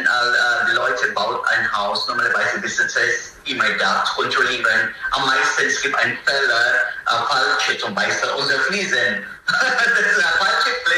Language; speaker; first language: German; non-native, learner; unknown